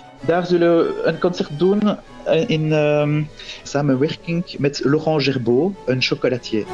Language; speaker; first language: Dutch; non-native, local second language; French